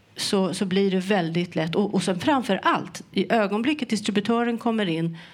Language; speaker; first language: Swedish; native; Swedish